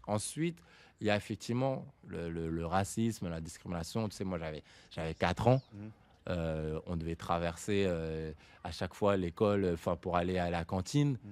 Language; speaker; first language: French; native; French